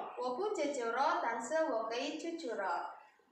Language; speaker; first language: Chinese; non-native, learner; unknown